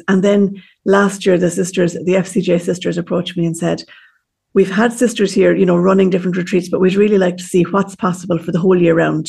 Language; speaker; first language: English; native; English